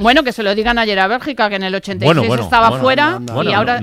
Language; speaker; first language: Spanish; native; Spanish